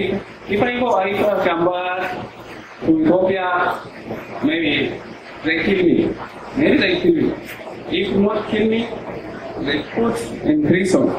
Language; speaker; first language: English; non-native, learner; Oromo